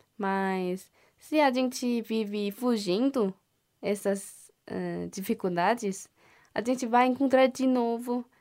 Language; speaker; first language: Portuguese; non-native, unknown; Korean